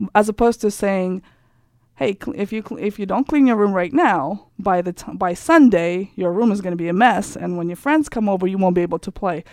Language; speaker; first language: English; non-native, fluent; Kazakh